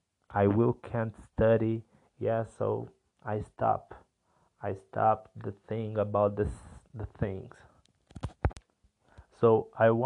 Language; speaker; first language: English; non-native, learner; Portuguese